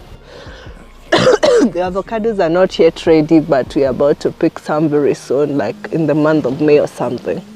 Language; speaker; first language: English; non-native, local second language; Kikuyu